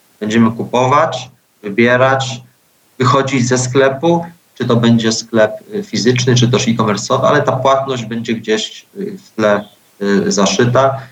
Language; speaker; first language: Polish; native; Polish